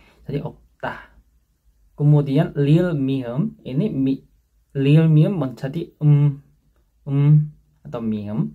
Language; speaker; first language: Indonesian; non-native, fluent; Korean